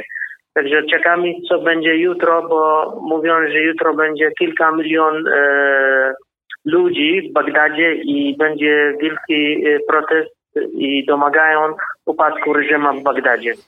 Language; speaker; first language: Polish; non-native, learner; Kurdish